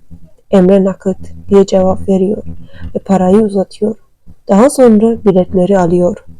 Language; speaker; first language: Turkish; non-native, learner; Turkmen